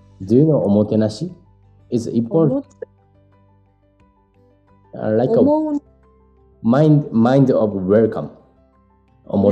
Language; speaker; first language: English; non-native, learner; Japanese